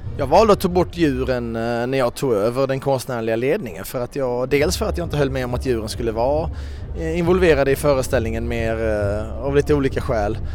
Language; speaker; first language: Swedish; early bilingual, other home language; Romanian